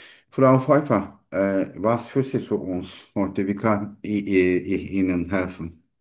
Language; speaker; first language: German; non-native, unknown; Turkish